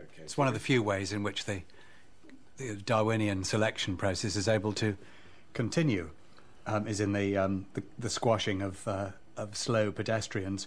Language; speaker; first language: English; native; English